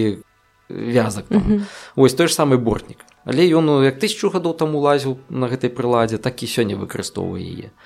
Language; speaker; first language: Belarusian; non-native, local second language; Russian